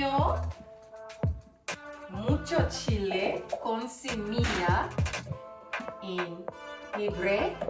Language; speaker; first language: Spanish; non-native, learner; English